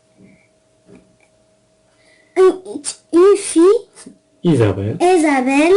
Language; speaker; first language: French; non-native, local second language; Arabic